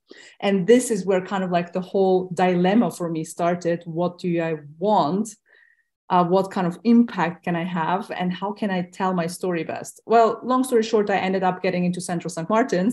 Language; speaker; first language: English; non-native, fluent; Russian